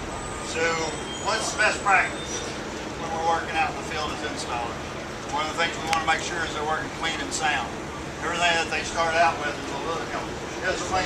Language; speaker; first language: English; native; English